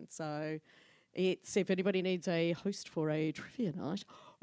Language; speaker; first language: English; native; English